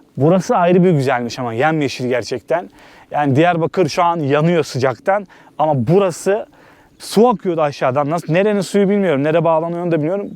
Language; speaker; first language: Turkish; native; Turkish